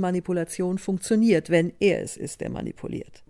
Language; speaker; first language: German; native; German